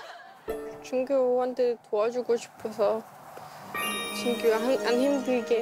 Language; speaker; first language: Korean; non-native, learner; Russian